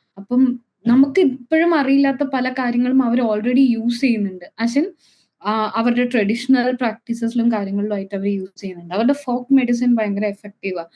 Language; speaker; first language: Malayalam; native; Malayalam